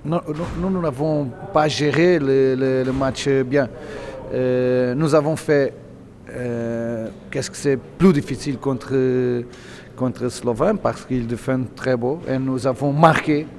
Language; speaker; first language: French; non-native, learner; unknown